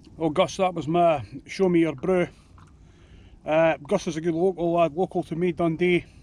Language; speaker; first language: English; native; English